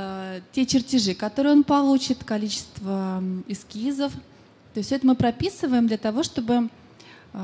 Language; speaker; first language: Russian; native; Russian